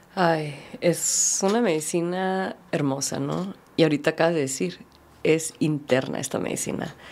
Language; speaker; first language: Spanish; early bilingual, heritage; Spanish